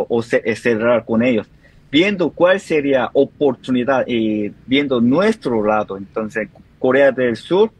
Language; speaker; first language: Spanish; non-native, learner; Korean